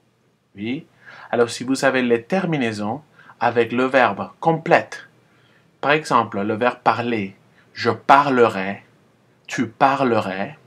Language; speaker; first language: French; non-native, fluent; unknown